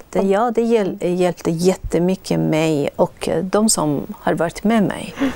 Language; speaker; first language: Swedish; non-native, fluent; Persian